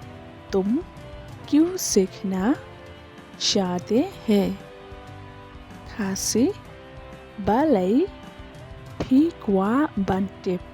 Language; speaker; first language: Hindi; non-native, local second language; Khasi